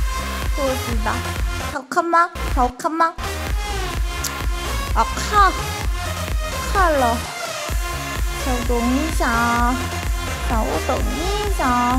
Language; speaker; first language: Chinese; non-native, learner; Korean